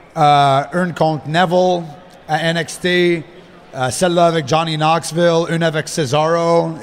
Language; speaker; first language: French; non-native, fluent; English